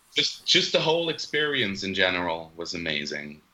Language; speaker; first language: English; non-native, fluent; Swiss German